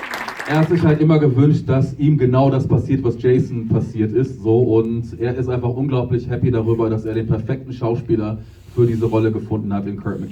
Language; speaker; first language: German; native; German